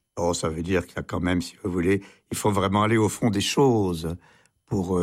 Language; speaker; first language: French; native; French